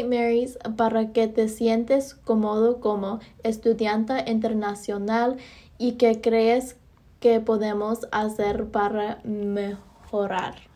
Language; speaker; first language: Spanish; early bilingual, heritage; Spanish